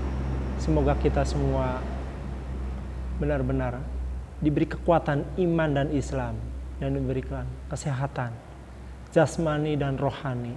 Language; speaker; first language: Indonesian; native; Indonesian